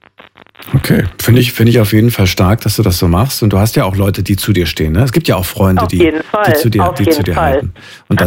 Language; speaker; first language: German; native; German